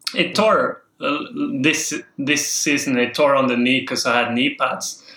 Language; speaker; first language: English; non-native, fluent; Norwegian